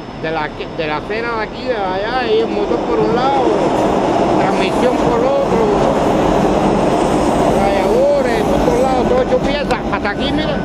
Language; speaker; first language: Spanish; native; Spanish